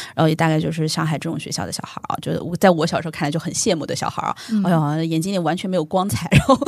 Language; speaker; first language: Chinese; native; Chinese